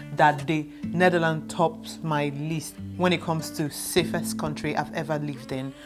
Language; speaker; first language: English; non-native, local second language; Igbo